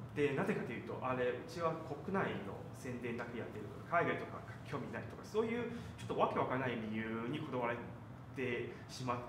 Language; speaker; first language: Japanese; non-native, fluent; Chinese